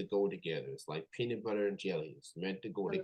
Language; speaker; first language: English; native; English